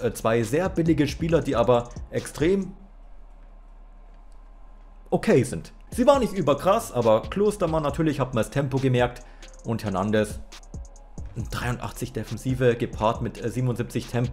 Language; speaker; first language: German; native; German